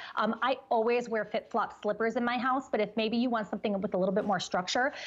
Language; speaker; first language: English; native; English